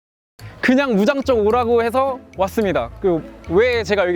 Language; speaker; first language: Korean; native; Korean